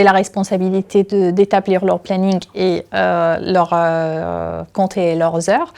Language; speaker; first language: French; non-native, fluent; Arabic